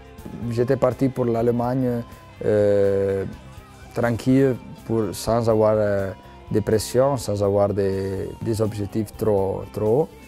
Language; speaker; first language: French; non-native, local second language; Italian